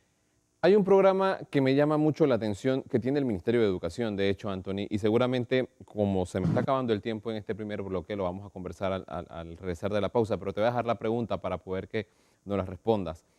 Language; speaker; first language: Spanish; native; Spanish